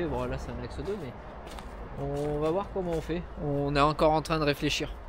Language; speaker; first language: French; native; French